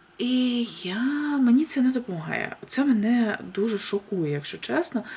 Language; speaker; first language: Ukrainian; non-native, local second language; Russian